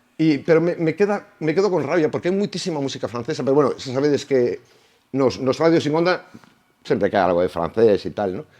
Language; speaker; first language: Spanish; native; Spanish